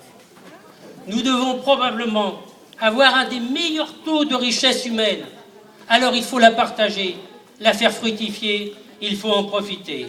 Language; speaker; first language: French; native; French